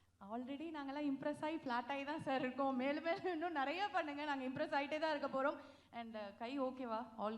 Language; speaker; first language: Tamil; native; Tamil